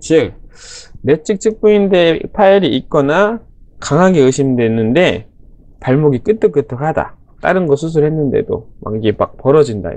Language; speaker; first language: Korean; native; Korean